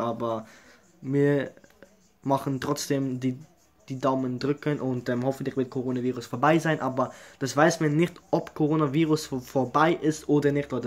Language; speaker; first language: German; early bilingual, other home language; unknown